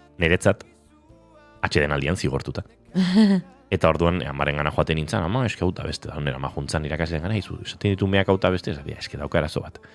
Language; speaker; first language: Basque; non-native, local second language; Spanish